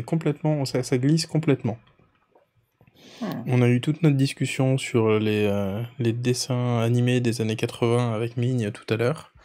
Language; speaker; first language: French; native; French